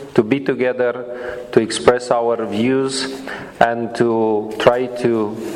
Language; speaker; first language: English; non-native, fluent; Romanian